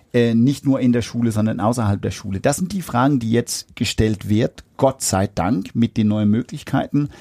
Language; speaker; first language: German; non-native, fluent; Danish